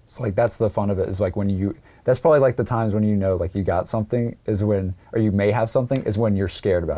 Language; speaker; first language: English; native; English